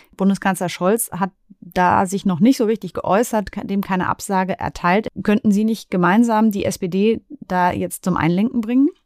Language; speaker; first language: German; native; German